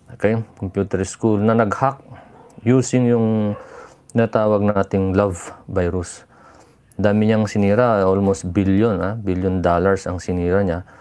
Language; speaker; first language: Filipino; non-native, local second language; Iloko